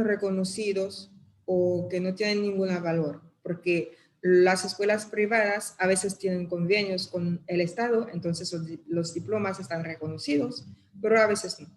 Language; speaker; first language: Spanish; non-native, fluent; French